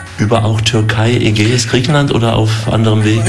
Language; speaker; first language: German; native; German